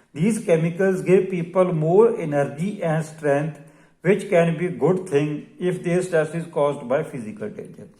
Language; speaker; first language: English; non-native, local second language; Punjabi